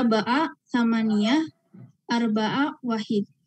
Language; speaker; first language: Arabic; non-native, learner; Indonesian